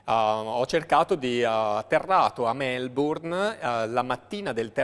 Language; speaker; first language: Italian; native; Italian